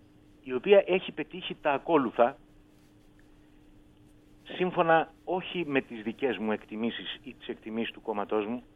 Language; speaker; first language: Greek; native; Greek